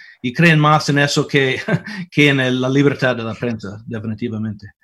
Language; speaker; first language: Spanish; non-native, fluent; English